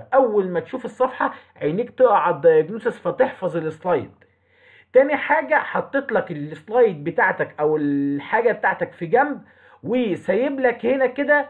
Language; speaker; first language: Arabic; native; Arabic